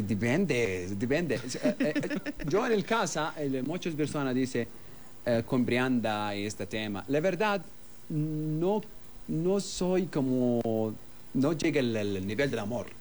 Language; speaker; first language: Spanish; non-native, learner; Arabic